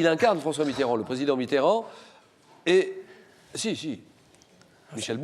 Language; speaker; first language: French; native; French